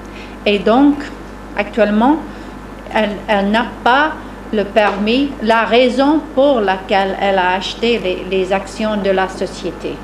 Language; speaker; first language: French; non-native, fluent; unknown